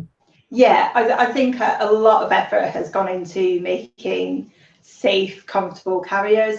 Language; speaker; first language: English; native; English